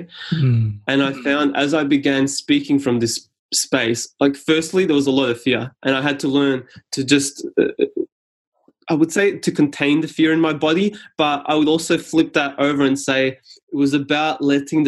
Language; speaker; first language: English; non-native, local second language; Serbian